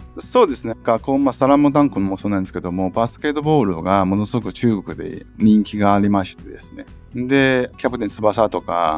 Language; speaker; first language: Japanese; non-native, fluent; Chinese